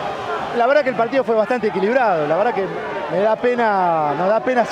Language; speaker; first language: Spanish; native; Spanish